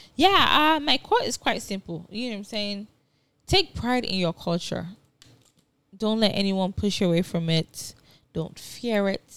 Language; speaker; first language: English; non-native, local second language; Yoruba